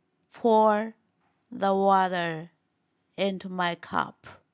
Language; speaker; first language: English; non-native, fluent; Chinese